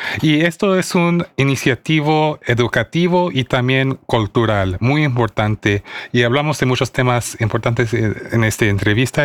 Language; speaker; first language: Spanish; non-native, fluent; English